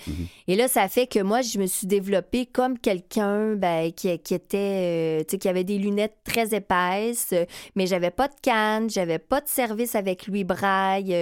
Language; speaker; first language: French; native; French